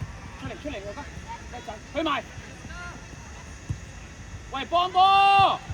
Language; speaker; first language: Cantonese; native; Cantonese